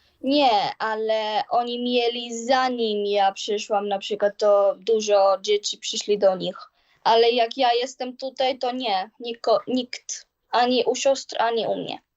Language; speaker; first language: Polish; early bilingual, heritage; Polish